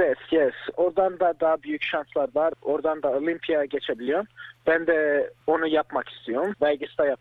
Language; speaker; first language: Turkish; early bilingual, heritage; Turkish